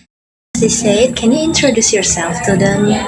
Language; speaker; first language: English; non-native, learner; Indonesian